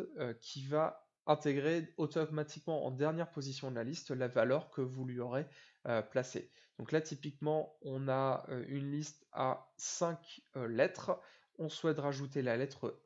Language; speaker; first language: French; native; French